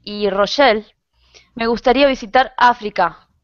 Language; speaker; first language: Spanish; non-native, learner; English